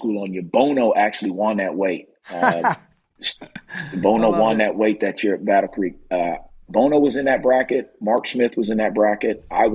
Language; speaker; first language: English; native; English